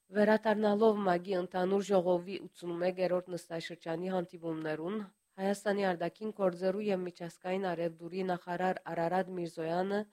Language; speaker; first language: Armenian; early bilingual, heritage; Armenian